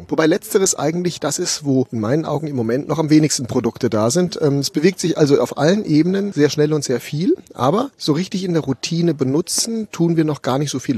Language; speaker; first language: German; native; German